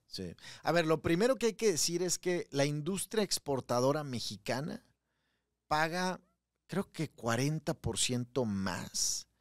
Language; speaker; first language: Spanish; native; Spanish